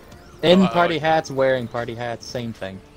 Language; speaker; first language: English; native; English